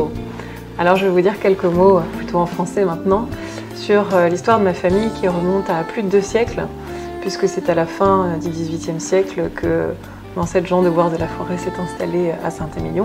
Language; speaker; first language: French; native; French